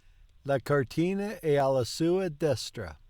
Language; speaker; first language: Italian; non-native, learner; English